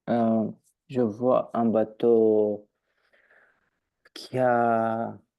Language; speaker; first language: French; non-native, learner; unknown